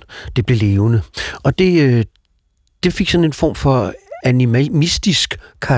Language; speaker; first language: Danish; native; Danish